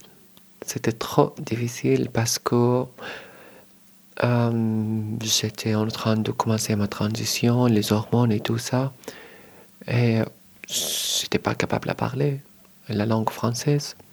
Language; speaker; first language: French; non-native, learner; Arabic